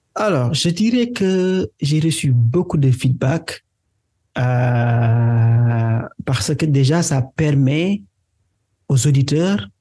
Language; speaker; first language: French; non-native, local second language; Wolof